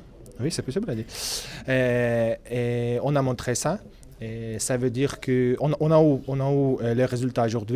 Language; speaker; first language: French; non-native, learner; Russian